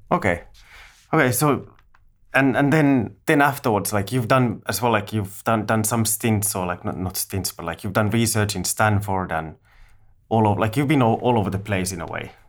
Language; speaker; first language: English; non-native, fluent; Finnish